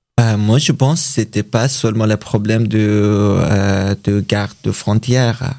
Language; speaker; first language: French; non-native, learner; Persian